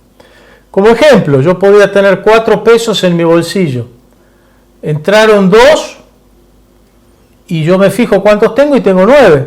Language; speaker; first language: Spanish; native; Spanish